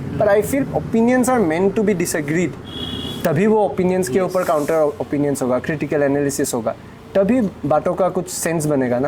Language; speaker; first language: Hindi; non-native, local second language; Assamese